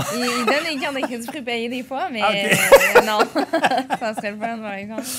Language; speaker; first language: French; native; French